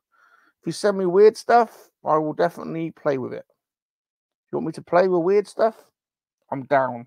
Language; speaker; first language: English; native; English